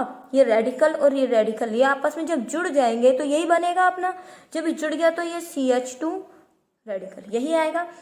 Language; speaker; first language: Hindi; native; Hindi